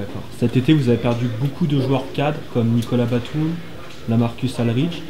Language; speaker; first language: French; native; French